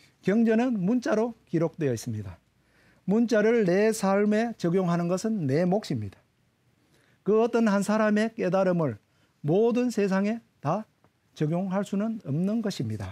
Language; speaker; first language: Korean; native; Korean